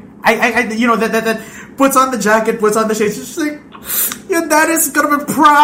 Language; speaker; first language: English; non-native, local second language; Filipino